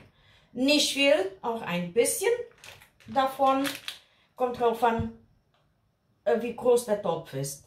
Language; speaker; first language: German; non-native, fluent; Portuguese